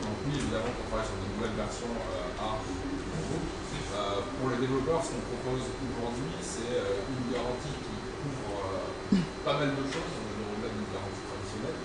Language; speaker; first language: French; native; French